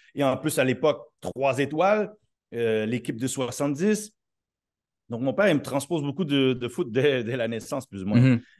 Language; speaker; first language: French; native; French